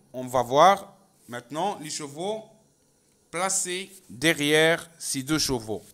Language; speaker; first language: French; non-native, local second language; Arabic